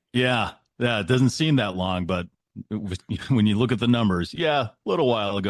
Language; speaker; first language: English; native; English